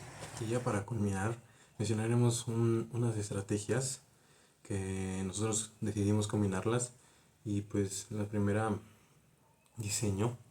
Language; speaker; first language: Spanish; native; Spanish